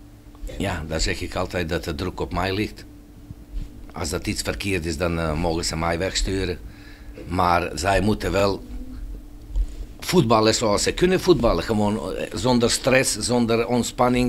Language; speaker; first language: Dutch; non-native, fluent; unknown